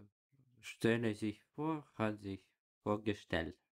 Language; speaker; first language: German; non-native, learner; Ukrainian